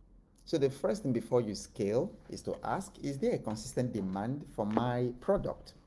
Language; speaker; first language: English; non-native, local second language; Igbo